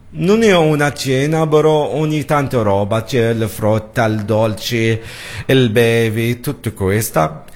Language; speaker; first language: Italian; non-native, learner; Arabic